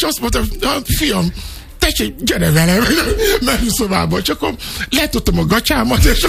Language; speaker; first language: Hungarian; non-native, fluent; Yoruba